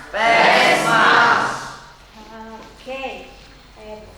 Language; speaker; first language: English; non-native, learner; Indonesian